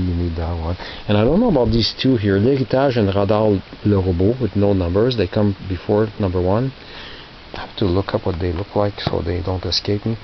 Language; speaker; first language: English; non-native, local second language; French